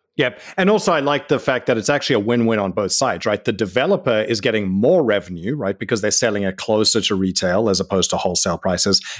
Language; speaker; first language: English; native; English